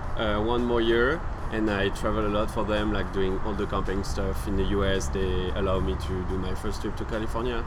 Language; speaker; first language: English; non-native, fluent; French